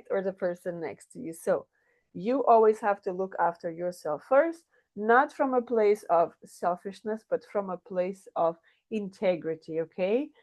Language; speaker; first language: English; non-native, fluent; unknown